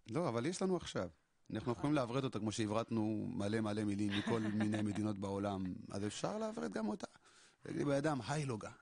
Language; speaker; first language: Hebrew; early bilingual, other home language; Amharic